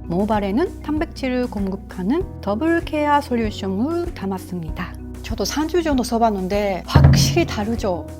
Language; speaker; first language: Korean; non-native, fluent; Japanese